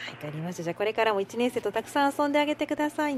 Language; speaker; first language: Japanese; native; Japanese